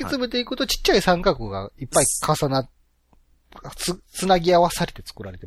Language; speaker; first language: Japanese; native; Japanese